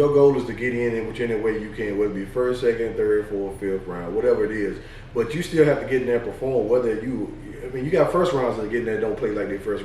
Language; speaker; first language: English; native; English